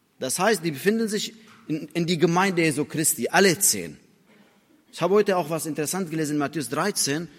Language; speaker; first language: German; non-native, fluent; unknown